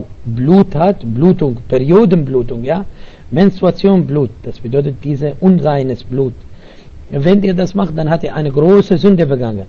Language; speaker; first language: German; non-native, learner; Arabic